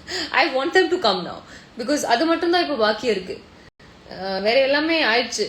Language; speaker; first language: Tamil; non-native, fluent; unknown